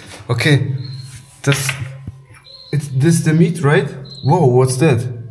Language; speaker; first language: English; non-native, fluent; German